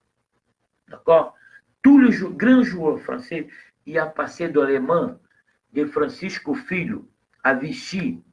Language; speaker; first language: French; non-native, fluent; Portuguese